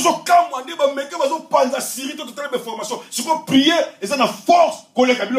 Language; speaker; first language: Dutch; non-native, learner; French